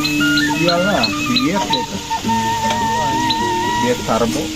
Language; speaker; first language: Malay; non-native, local second language; Sundanese